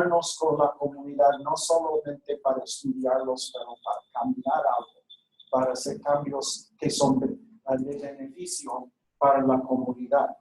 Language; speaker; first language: Spanish; non-native, fluent; English